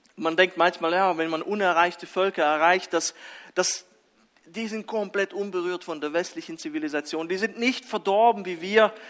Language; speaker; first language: German; early bilingual, other home language; Russian